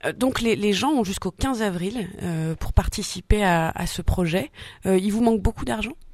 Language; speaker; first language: French; native; French